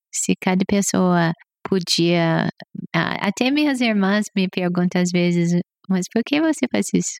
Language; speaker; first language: Portuguese; non-native, fluent; English